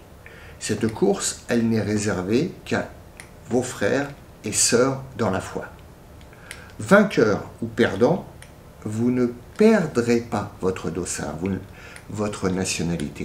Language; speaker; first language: French; native; French